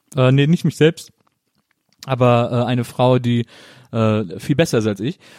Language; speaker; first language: German; native; German